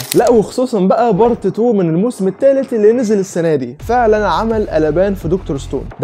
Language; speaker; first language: Arabic; native; Arabic